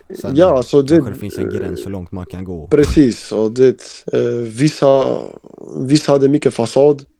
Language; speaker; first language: Swedish; early bilingual, other home language; Albanian